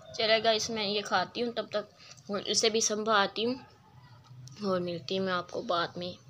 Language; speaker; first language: Urdu; native; Urdu